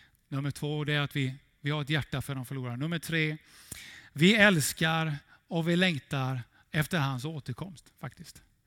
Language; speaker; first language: Swedish; native; Swedish